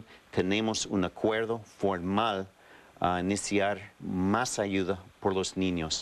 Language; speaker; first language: Spanish; non-native, fluent; English